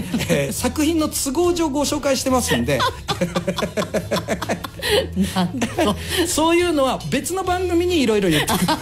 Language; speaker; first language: Japanese; native; Japanese